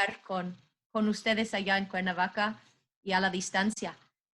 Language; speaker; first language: Spanish; non-native, fluent; English